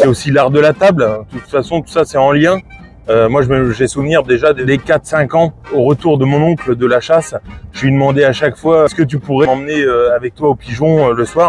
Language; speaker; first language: French; native; French